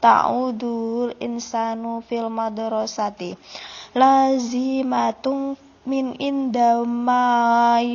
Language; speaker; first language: Arabic; non-native, learner; Indonesian